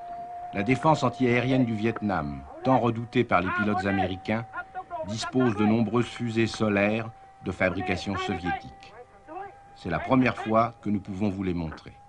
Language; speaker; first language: French; native; French